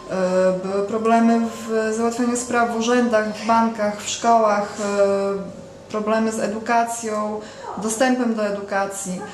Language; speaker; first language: Polish; native; Polish